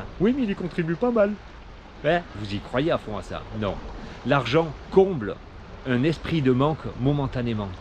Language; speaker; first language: French; native; French